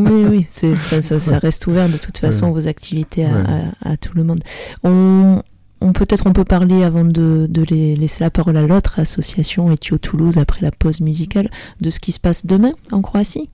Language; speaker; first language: French; native; French